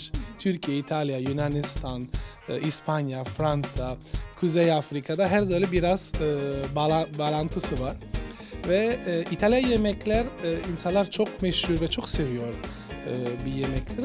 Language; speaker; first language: Turkish; non-native, fluent; Italian